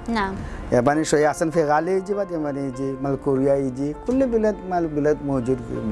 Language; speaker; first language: Arabic; non-native, learner; Bangla